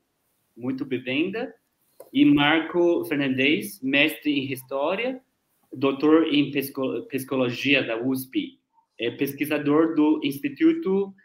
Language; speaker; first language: Portuguese; non-native, learner; Chinese